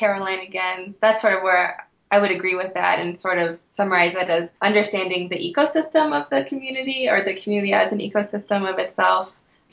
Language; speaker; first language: English; native; English